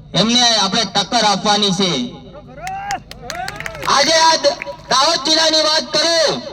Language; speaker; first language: Gujarati; non-native, local second language; Bhili